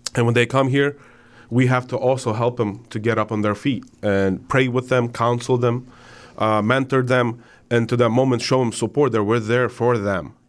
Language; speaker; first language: English; non-native, fluent; Ukrainian